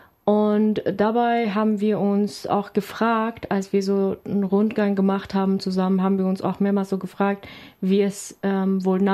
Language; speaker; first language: German; non-native, fluent; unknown